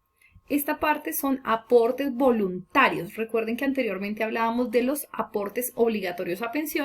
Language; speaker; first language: Spanish; native; Spanish